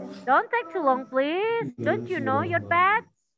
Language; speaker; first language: English; non-native, learner; Indonesian